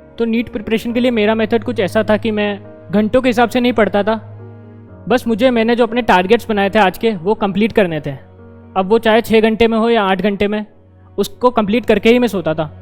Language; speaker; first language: Hindi; native; Hindi